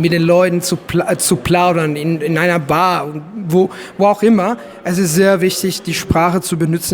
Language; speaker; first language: German; non-native, fluent; Italian